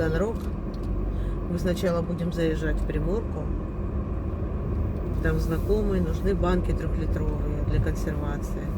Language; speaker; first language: Russian; native; Russian